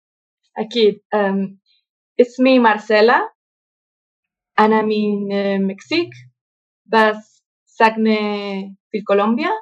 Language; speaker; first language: Arabic; non-native, learner; Spanish